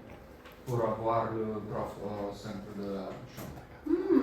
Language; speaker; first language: French; non-native, learner; Bulgarian